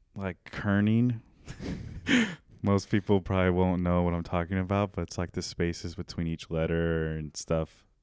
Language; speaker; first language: English; native; English